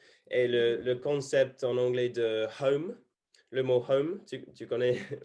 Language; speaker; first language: French; non-native, fluent; English